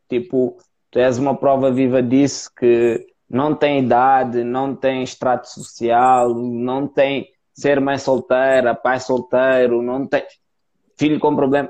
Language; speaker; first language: Portuguese; native; Portuguese